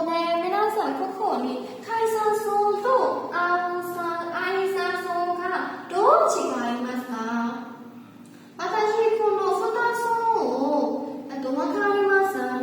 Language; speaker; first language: Japanese; non-native, learner; Burmese